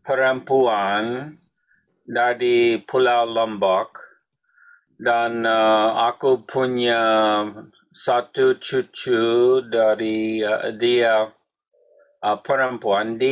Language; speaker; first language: Indonesian; non-native, learner; English